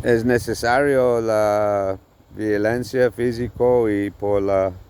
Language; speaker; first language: Spanish; non-native, learner; English